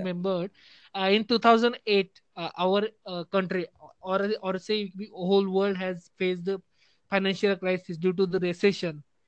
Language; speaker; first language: English; non-native, local second language; Hindi